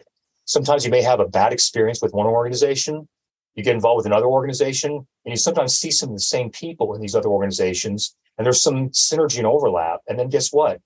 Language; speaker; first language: English; native; English